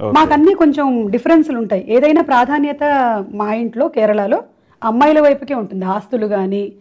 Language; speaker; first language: Telugu; non-native, local second language; Malayalam